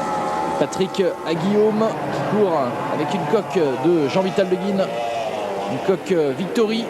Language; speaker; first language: French; native; French